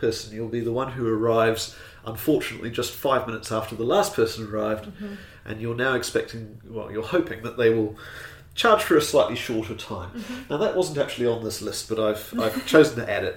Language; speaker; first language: English; native; English